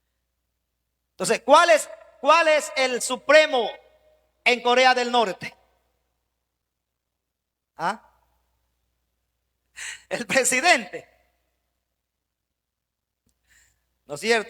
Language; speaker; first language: Spanish; native; Spanish